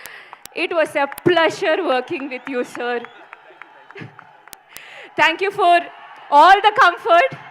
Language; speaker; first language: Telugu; non-native, local second language; Malayalam